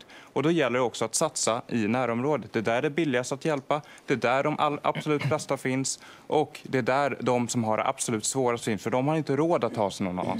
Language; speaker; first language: Swedish; native; Swedish